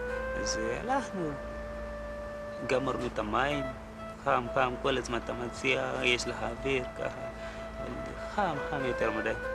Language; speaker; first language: Hebrew; non-native, learner; Amharic